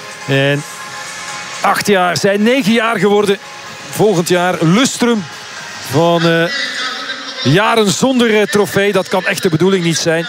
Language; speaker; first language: Dutch; native; Dutch